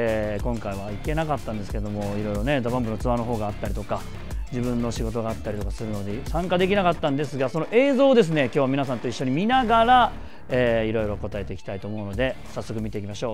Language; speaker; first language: Japanese; native; Japanese